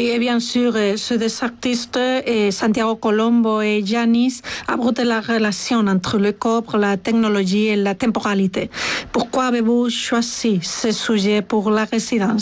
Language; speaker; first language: French; non-native, fluent; Spanish